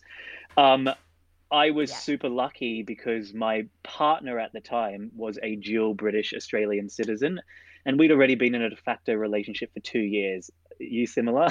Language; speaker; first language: English; native; English